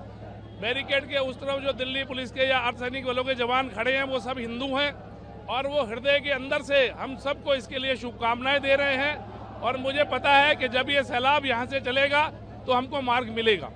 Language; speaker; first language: Hindi; native; Hindi